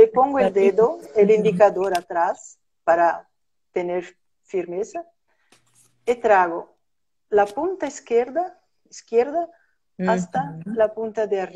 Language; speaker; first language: Spanish; non-native, fluent; Portuguese